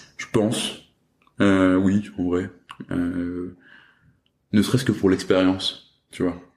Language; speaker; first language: French; native; French